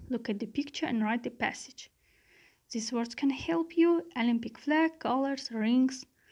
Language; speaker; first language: English; non-native, fluent; Azerbaijani